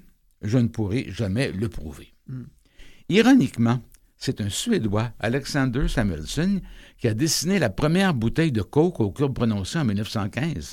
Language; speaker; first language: French; native; French